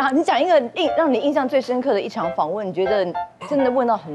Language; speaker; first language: Chinese; native; Chinese